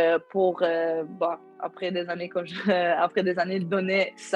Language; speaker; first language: French; non-native, learner; Swedish